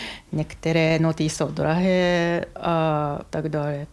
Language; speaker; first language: Czech; non-native, fluent; Japanese